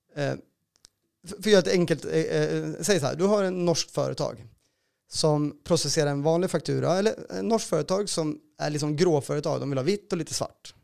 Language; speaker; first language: Swedish; native; Swedish